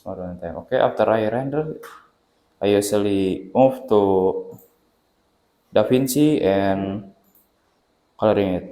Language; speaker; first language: English; non-native, learner; Indonesian